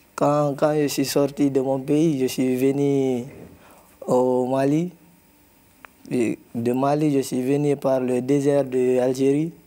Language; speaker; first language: Spanish; non-native, learner; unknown